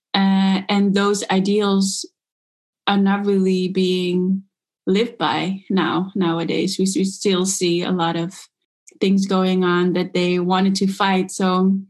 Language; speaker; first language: English; early bilingual, other home language; Dutch